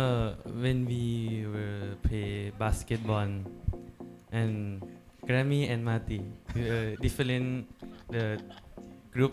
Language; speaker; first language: English; non-native, learner; Thai